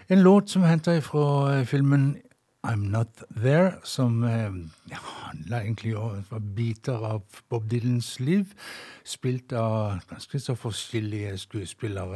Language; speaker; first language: Norwegian; native; Norwegian